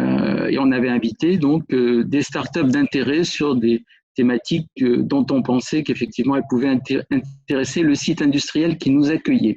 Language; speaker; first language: French; native; French